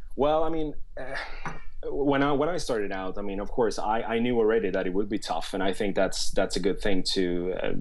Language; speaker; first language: English; non-native, fluent; Swedish